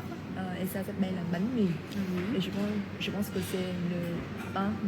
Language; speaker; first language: French; non-native, fluent; Vietnamese